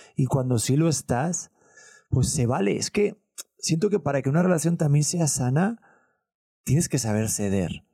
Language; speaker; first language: Spanish; native; Spanish